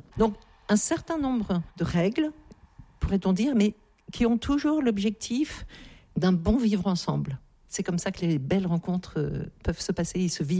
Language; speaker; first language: French; native; French